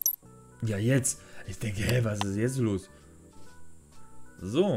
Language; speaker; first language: German; non-native, learner; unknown